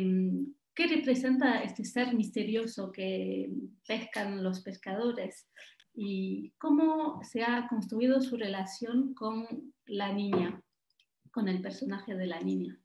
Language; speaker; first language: Spanish; non-native, fluent; French